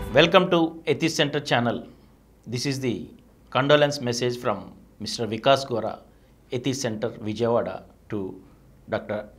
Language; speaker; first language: English; non-native, local second language; Telugu